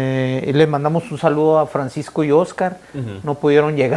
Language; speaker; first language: Spanish; native; Spanish